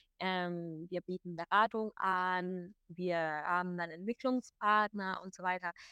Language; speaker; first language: German; non-native, fluent; Spanish